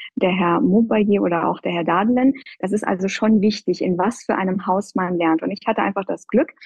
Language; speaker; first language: German; non-native, fluent; Persian